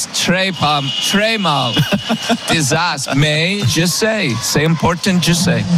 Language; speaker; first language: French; non-native, learner; English